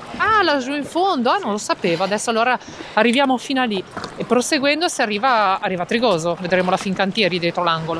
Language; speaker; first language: Italian; native; Italian